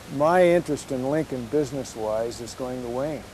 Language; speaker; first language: English; native; English